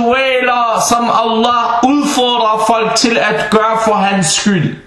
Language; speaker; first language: Danish; non-native, fluent; Arabic